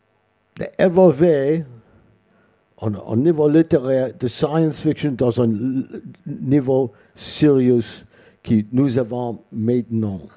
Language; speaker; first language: French; non-native, learner; English